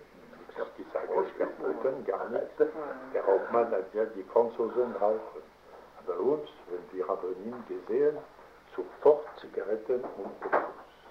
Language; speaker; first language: German; non-native, learner; French